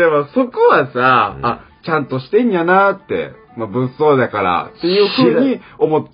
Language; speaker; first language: Japanese; native; Japanese